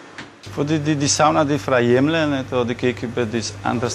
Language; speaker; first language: Danish; non-native, fluent; Polish